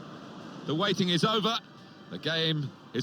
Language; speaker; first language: English; native; English